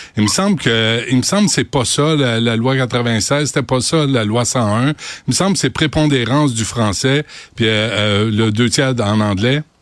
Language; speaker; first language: French; native; French